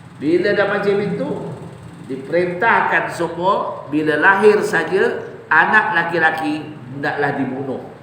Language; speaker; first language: Malay; native; Malay